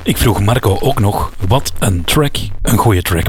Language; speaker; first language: Dutch; native; Dutch